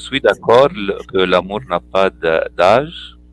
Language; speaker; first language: French; non-native, fluent; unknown